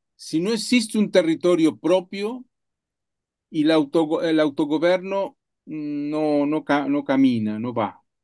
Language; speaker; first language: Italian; non-native, learner; Spanish